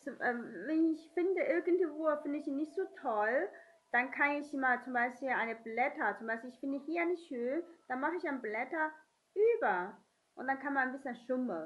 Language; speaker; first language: German; non-native, learner; Chinese